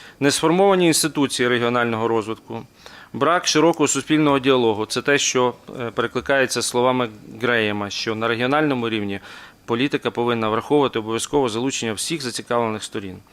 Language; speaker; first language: Ukrainian; native; Ukrainian